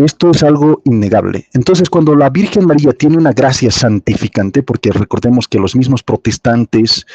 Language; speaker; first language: Spanish; native; Spanish